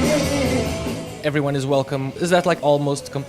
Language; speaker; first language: English; non-native, fluent; Portuguese